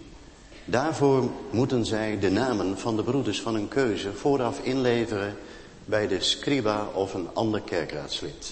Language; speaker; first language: Dutch; native; Dutch